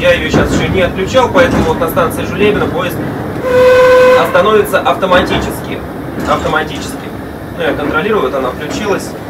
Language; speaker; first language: Russian; native; Russian